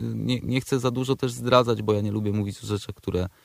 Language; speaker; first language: Polish; native; Polish